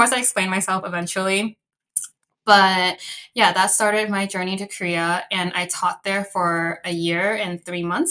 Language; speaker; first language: English; early bilingual, other home language; Cantonese